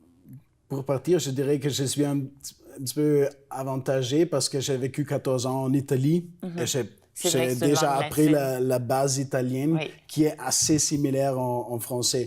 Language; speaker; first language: French; non-native, fluent; Italian